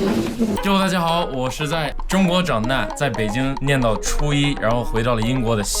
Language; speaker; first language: Chinese; non-native, local second language; English